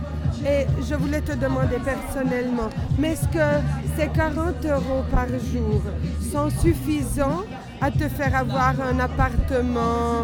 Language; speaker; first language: French; non-native, learner; Italian